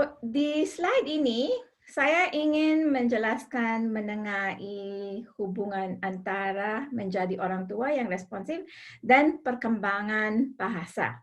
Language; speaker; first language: Indonesian; non-native, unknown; English